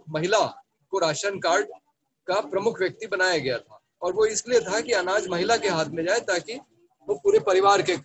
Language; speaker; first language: Hindi; native; Hindi